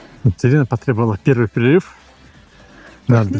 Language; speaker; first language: Russian; native; Russian